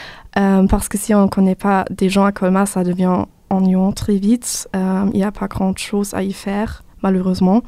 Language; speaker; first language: French; non-native, fluent; German